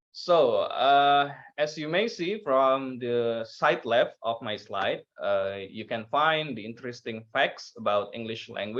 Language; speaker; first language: English; non-native, learner; Indonesian